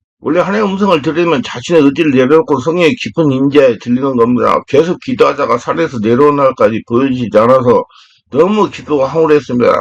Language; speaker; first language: Korean; native; Korean